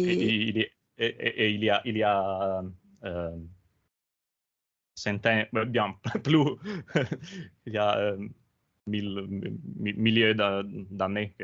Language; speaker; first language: French; non-native, learner; Italian